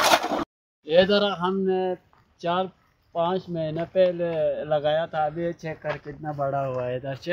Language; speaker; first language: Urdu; non-native, local second language; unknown